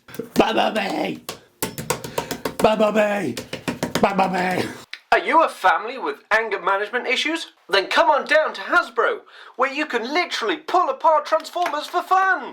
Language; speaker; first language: English; native; English